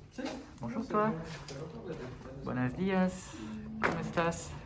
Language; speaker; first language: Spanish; non-native, learner; French